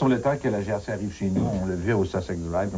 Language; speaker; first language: French; native; French